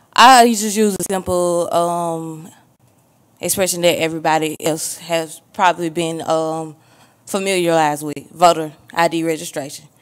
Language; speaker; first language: English; native; English